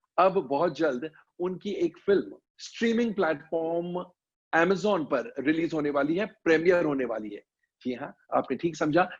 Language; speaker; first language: Hindi; native; Hindi